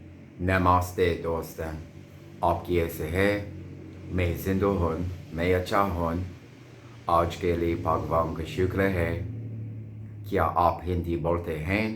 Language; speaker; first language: Hindi; non-native, learner; English